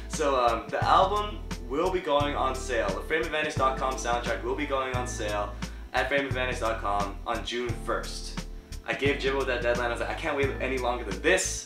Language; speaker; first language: English; native; English